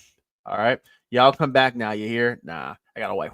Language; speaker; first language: English; native; English